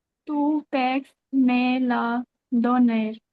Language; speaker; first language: French; non-native, learner; Hindi